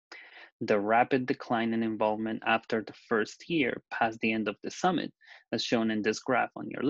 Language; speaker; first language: English; non-native, fluent; Spanish